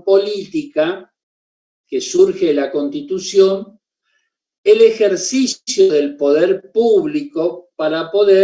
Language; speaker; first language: Spanish; native; Spanish